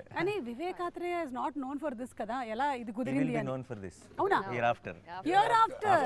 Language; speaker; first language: Telugu; native; Telugu